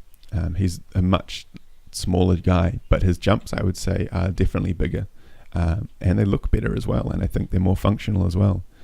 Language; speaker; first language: English; native; English